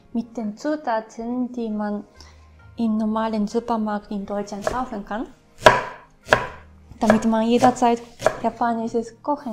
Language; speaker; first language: German; non-native, fluent; Japanese